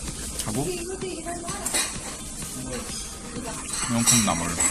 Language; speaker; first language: Korean; non-native, learner; English